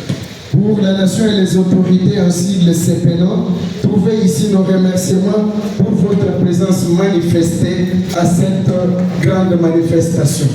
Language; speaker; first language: French; non-native, local second language; Luba-Lulua